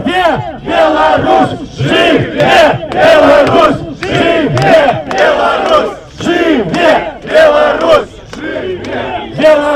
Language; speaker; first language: Belarusian; non-native, local second language; Russian